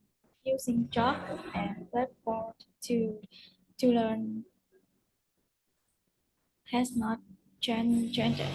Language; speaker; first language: English; non-native, learner; Vietnamese